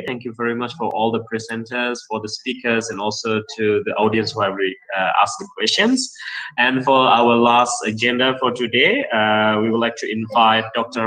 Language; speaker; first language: English; non-native, fluent; Indonesian